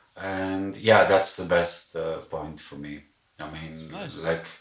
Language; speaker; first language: English; non-native, fluent; Greek